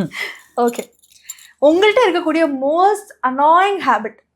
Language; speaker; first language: Tamil; native; Tamil